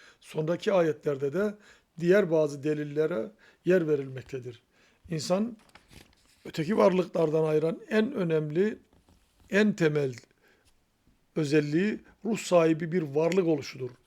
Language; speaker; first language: Turkish; native; Turkish